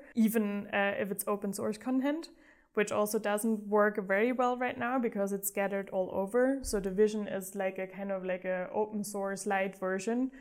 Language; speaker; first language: English; non-native, fluent; German